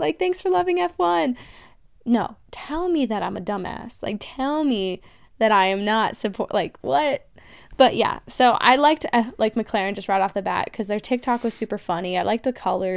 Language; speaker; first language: English; native; English